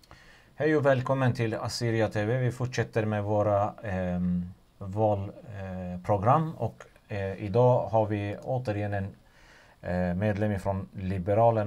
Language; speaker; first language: Swedish; non-native, fluent; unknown